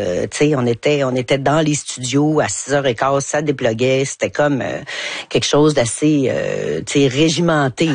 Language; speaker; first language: French; native; French